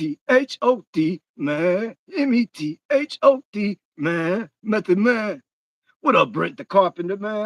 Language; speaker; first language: English; native; English